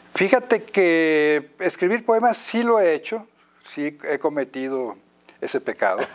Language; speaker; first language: Spanish; native; Spanish